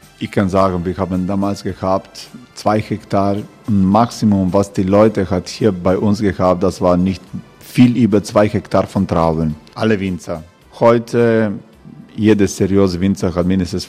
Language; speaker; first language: German; non-native, learner; Croatian